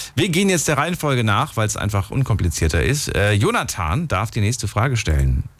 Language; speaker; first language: German; native; German